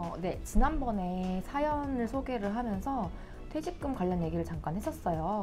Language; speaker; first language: Korean; native; Korean